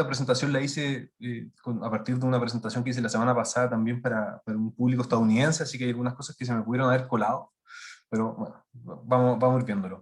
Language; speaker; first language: Spanish; native; Spanish